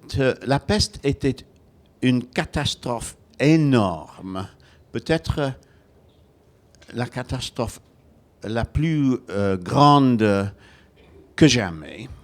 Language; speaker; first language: French; non-native, fluent; Welsh